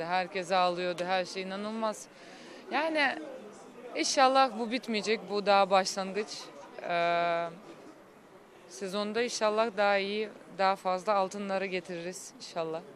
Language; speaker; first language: Turkish; non-native, fluent; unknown